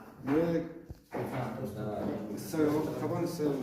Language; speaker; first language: Korean; non-native, learner; Mongolian